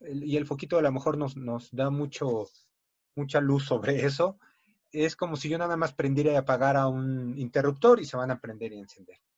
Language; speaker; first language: Spanish; native; Spanish